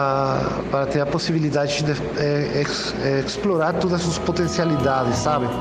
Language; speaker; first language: Portuguese; non-native, fluent; Spanish